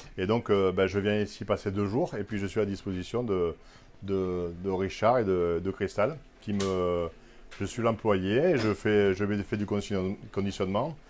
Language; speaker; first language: French; native; French